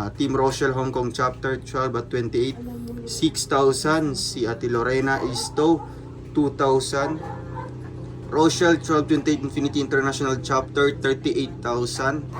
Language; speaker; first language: Filipino; non-native, local second language; Cebuano